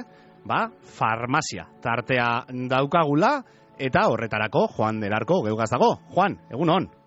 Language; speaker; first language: Basque; native; Basque